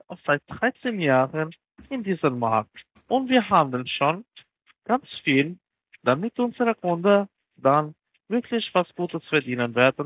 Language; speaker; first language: German; non-native, learner; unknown